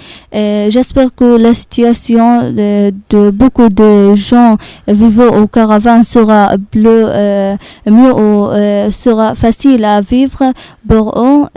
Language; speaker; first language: French; non-native, learner; Arabic